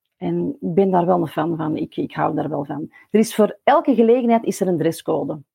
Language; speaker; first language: Dutch; native; Dutch